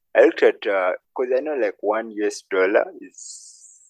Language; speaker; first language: English; non-native, local second language; Ganda